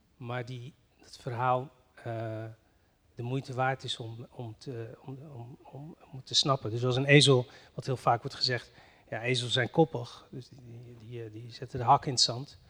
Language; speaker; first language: Dutch; early bilingual, other home language; Riffian